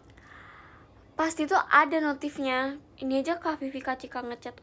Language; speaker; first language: Indonesian; native; Indonesian